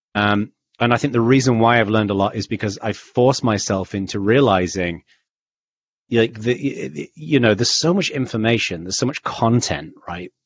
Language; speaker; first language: English; native; English